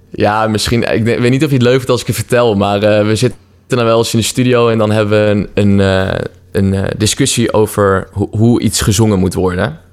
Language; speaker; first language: Dutch; native; Dutch